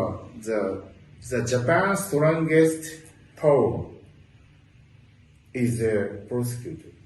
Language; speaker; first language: English; non-native, learner; Japanese